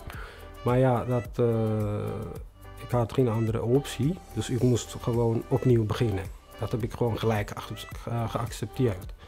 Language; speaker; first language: Dutch; non-native, fluent; Tigrinya